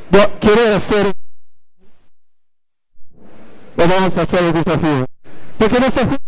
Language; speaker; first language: Spanish; non-native, learner; Portuguese